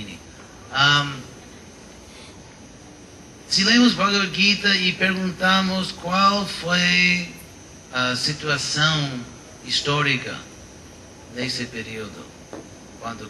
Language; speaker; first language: Portuguese; non-native, fluent; English